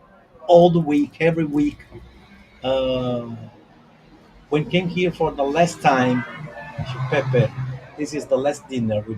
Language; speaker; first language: English; non-native, learner; Italian